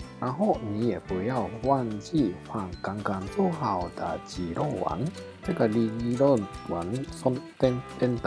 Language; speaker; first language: Chinese; non-native, fluent; Japanese